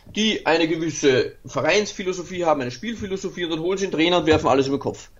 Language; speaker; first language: German; native; German